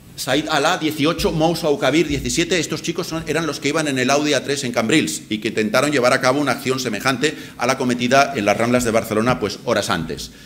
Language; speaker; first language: Spanish; native; Spanish